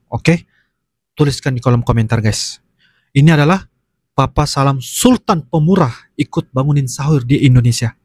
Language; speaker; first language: Malay; native; Malay